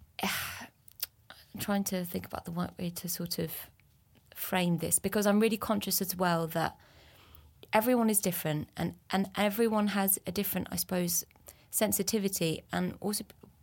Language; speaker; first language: English; early bilingual, other home language; French